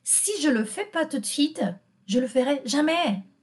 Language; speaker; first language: French; non-native, fluent; Portuguese